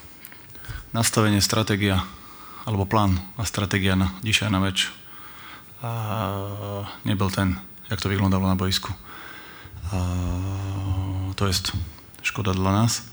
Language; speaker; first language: Polish; non-native, learner; Slovak